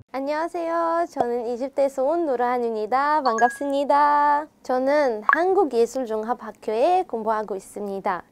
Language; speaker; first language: Korean; non-native, fluent; Arabic